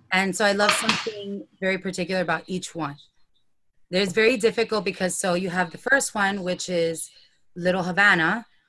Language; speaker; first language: English; early bilingual, other home language; Spanish